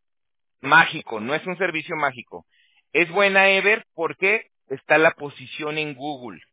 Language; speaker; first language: Spanish; native; Spanish